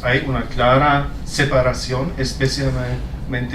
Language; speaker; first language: Spanish; non-native, fluent; German